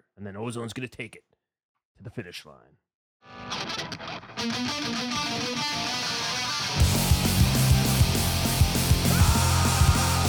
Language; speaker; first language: English; native; English